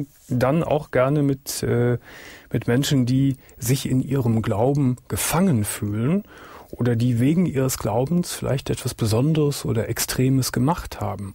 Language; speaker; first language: German; native; German